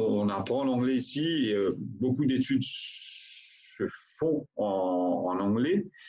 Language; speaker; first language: French; non-native, local second language; Morisyen